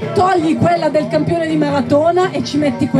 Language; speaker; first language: Italian; native; Italian